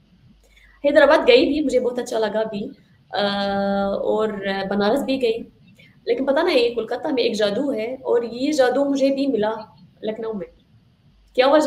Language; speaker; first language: Hindi; non-native, fluent; Arabic